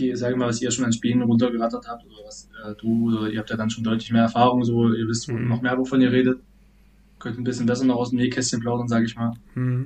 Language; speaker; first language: German; native; German